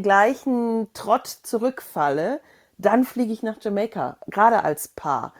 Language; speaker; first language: German; native; German